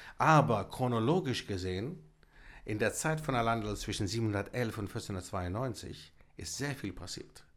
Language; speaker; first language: German; early bilingual, other home language; Greek